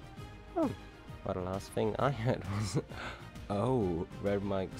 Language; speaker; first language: English; native; English